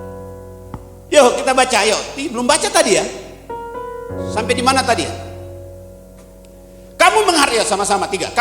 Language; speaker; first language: Indonesian; native; Indonesian